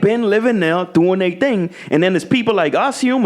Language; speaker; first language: English; native; English